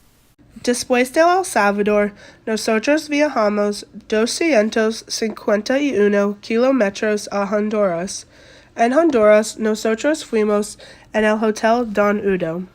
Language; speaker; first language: Spanish; non-native, learner; English